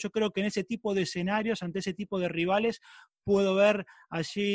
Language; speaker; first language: Spanish; native; Spanish